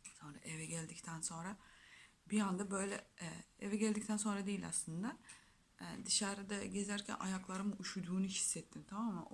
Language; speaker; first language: Turkish; non-native, fluent; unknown